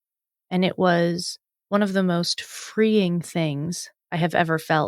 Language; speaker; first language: English; native; English